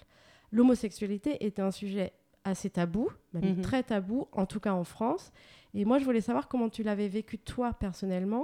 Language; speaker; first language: French; native; French